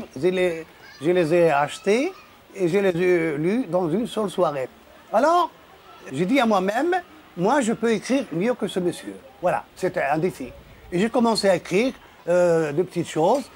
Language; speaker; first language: French; non-native, local second language; Arabic